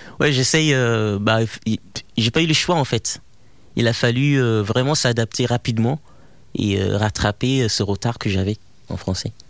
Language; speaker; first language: French; non-native, fluent; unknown